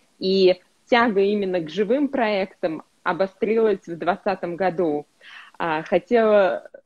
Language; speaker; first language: Russian; native; Russian